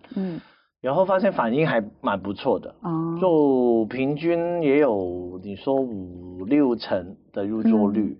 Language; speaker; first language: Chinese; non-native, local second language; Cantonese